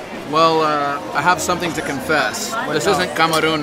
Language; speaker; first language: English; native; English